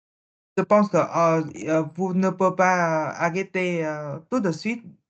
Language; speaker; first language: French; non-native, learner; Vietnamese